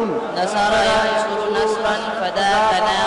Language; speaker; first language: Arabic; non-native, learner; Urdu